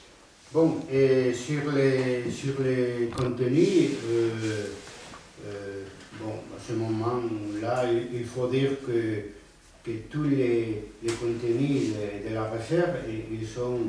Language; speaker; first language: French; non-native, fluent; Spanish